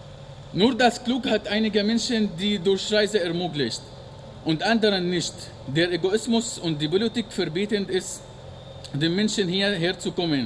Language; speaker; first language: German; non-native, learner; Arabic